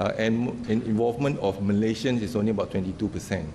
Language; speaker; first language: English; non-native, local second language; Malay